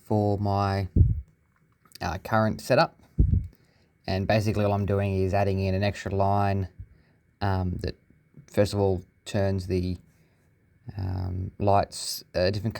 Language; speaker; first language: English; native; English